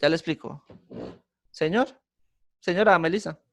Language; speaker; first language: Spanish; native; Spanish